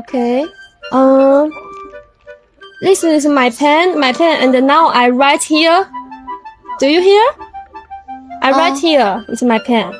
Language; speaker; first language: English; non-native, learner; Chinese